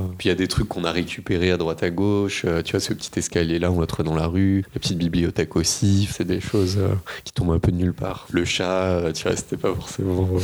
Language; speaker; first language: French; native; French